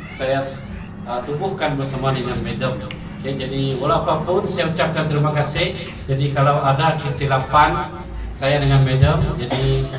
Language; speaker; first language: Malay; native; Malay